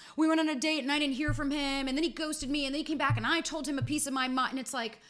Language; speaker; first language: English; native; English